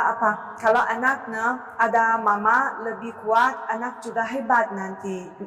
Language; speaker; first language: Indonesian; non-native, learner; Chinese